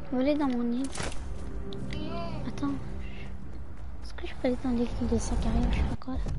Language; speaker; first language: French; native; French